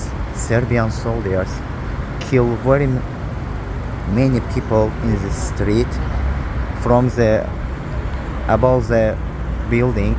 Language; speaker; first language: English; non-native, learner; Azerbaijani